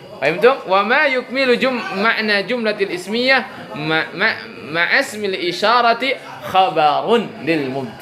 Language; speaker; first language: Arabic; non-native, fluent; Indonesian